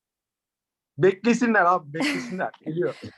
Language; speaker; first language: Turkish; early bilingual, heritage; Turkish